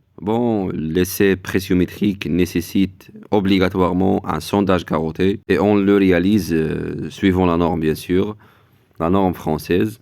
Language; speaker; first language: French; non-native, local second language; Arabic